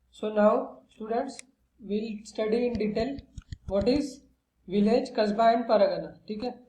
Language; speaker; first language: Hindi; non-native, local second language; Marathi